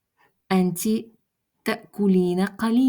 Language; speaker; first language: Arabic; non-native, fluent; Russian